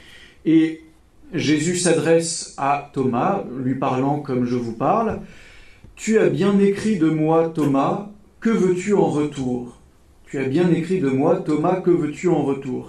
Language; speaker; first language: French; native; French